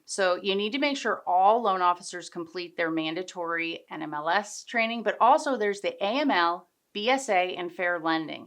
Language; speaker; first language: English; native; English